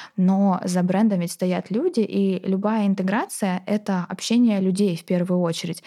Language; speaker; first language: Russian; native; Russian